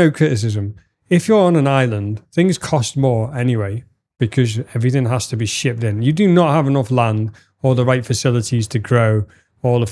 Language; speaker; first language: English; native; English